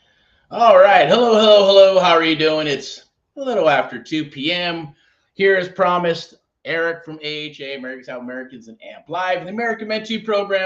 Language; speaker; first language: English; native; English